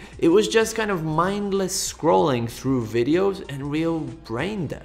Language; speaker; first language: English; non-native, fluent; Polish